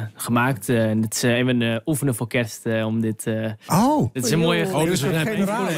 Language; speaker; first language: Dutch; native; Dutch